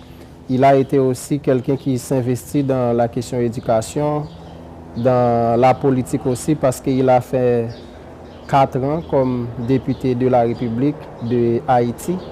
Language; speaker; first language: French; non-native, local second language; Haitian Creole